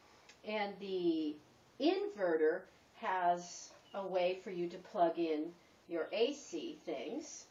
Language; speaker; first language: English; native; English